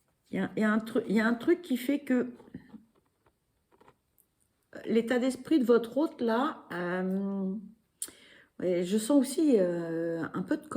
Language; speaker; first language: French; native; French